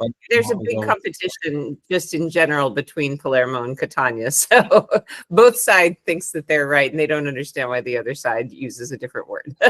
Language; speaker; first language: English; non-native, fluent; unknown